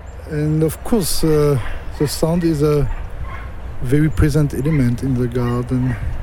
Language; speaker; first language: English; non-native, learner; French